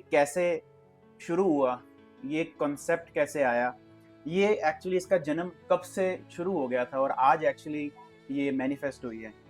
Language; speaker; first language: Hindi; native; Hindi